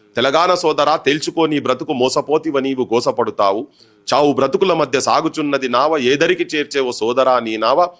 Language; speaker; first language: Telugu; native; Telugu